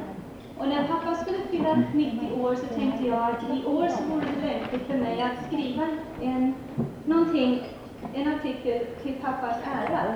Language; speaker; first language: Swedish; early bilingual, heritage; Swedish